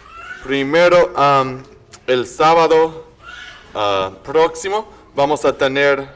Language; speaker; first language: Spanish; non-native, learner; English